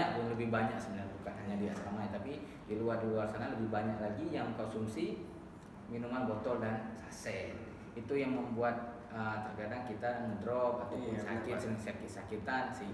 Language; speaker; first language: Indonesian; native; Indonesian